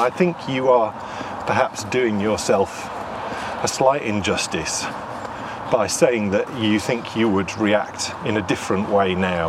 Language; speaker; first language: English; native; English